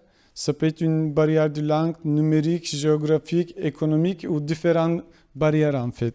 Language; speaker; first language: French; non-native, fluent; Kurdish